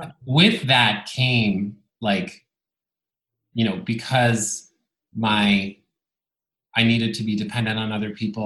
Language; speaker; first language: English; non-native, fluent; Italian